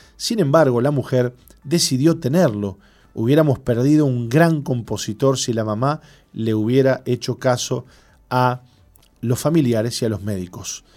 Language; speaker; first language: Spanish; native; Spanish